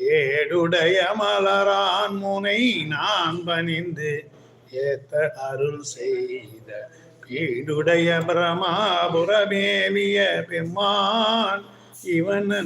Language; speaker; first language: Tamil; native; Tamil